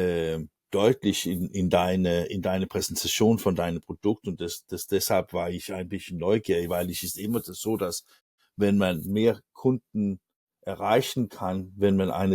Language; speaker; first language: German; non-native, learner; Danish